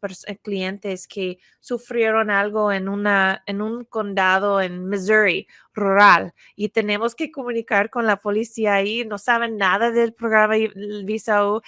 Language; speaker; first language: Spanish; non-native, fluent; English